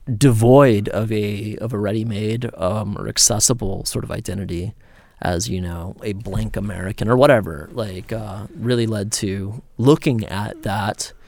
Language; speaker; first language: English; native; English